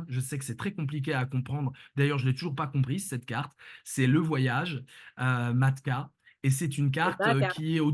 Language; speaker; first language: French; native; French